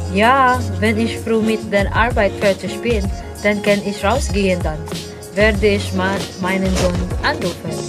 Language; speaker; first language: German; non-native, learner; Filipino